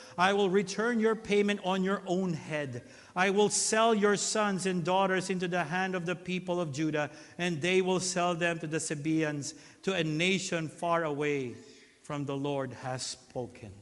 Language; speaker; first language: English; non-native, local second language; Filipino